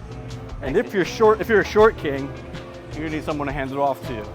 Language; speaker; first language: English; native; English